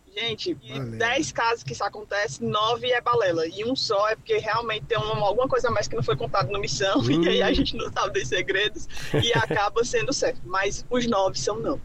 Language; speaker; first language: Portuguese; native; Portuguese